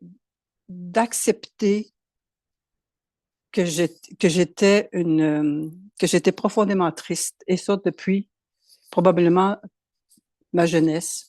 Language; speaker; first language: French; native; French